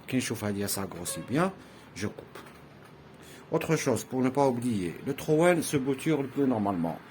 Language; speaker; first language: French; non-native, local second language; Arabic